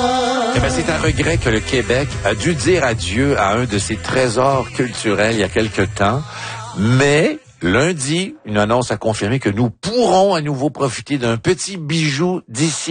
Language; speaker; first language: French; native; French